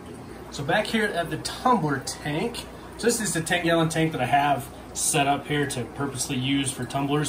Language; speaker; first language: English; native; English